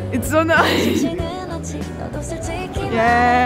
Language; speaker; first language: English; non-native, fluent; French